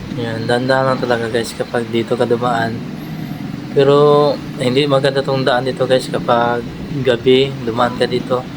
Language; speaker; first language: Filipino; non-native, local second language; Hiligaynon